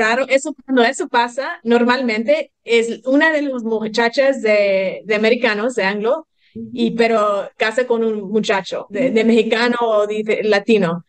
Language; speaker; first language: Spanish; early bilingual, heritage; English